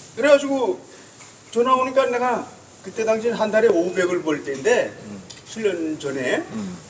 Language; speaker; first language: Korean; native; Korean